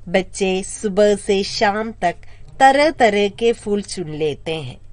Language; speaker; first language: Hindi; non-native, local second language; Malayalam